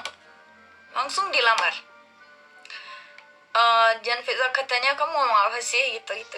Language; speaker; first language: Indonesian; non-native, learner; Turkish